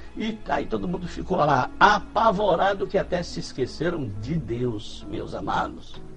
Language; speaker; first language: Portuguese; native; Portuguese